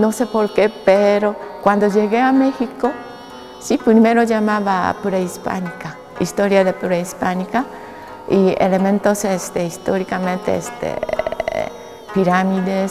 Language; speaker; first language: Spanish; non-native, learner; Japanese